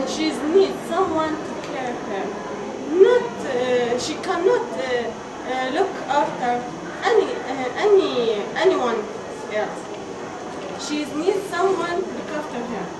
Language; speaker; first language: English; non-native, learner; Arabic